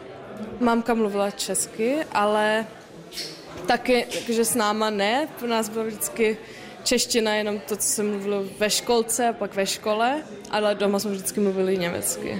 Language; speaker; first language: Czech; non-native, local second language; German